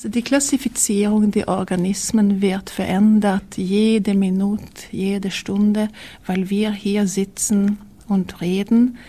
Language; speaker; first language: German; non-native, learner; Swedish